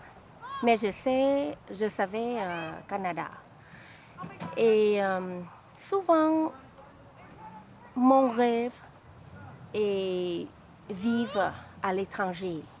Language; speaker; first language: French; non-native, learner; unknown